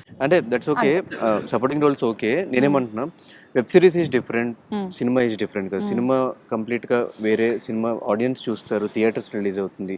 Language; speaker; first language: Telugu; native; Telugu